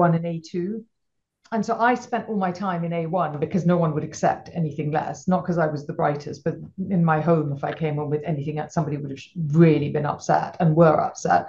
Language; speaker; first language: English; non-native, local second language; Punjabi